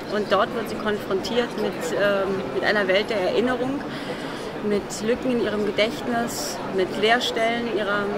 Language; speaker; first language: German; early bilingual, other home language; Russian